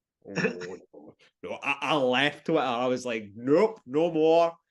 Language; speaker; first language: English; native; English